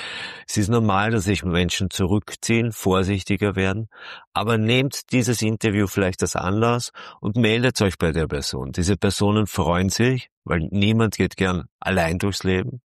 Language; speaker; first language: German; native; German